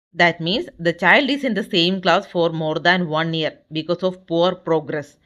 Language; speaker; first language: English; non-native, local second language; Malayalam